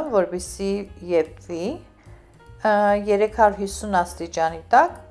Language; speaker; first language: Armenian; early bilingual, heritage; Armenian